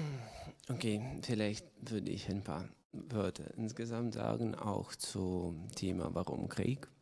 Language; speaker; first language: German; non-native, fluent; Russian